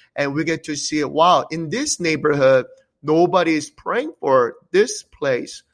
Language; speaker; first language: English; early bilingual, other home language; Korean